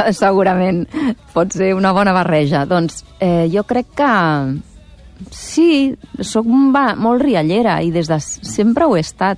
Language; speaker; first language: Catalan; native; Catalan